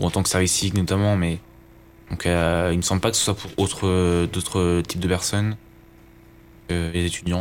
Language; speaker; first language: French; native; French